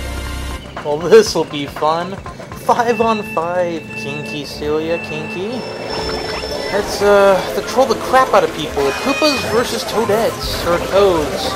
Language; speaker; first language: English; native; English